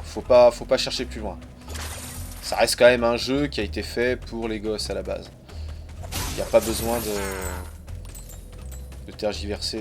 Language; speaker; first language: French; native; French